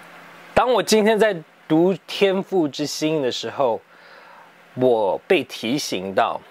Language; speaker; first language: Chinese; early bilingual, heritage; English